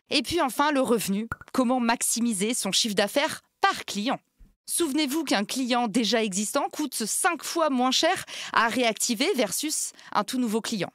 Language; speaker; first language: French; native; French